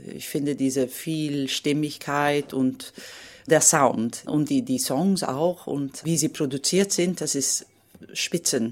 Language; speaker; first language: German; non-native, fluent; Swedish